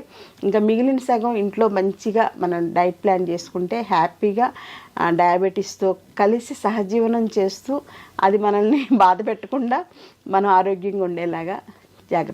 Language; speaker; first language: Telugu; native; Telugu